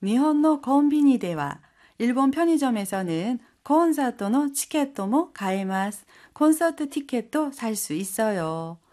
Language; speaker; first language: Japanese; non-native, fluent; Korean